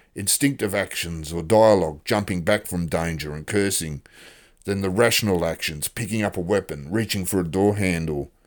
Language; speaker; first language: English; native; English